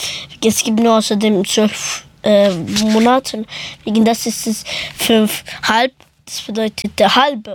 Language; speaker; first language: German; early bilingual, other home language; Persian